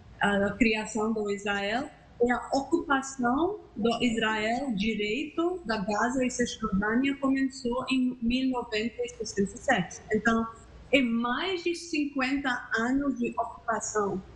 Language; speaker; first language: Portuguese; non-native, fluent; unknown